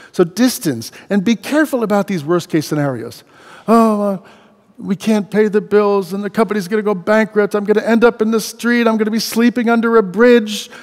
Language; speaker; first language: English; native; English